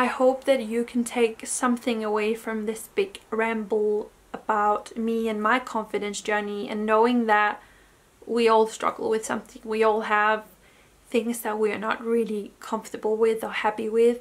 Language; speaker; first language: English; non-native, fluent; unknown